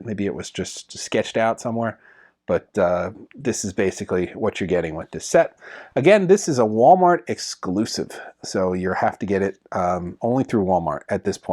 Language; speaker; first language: English; native; English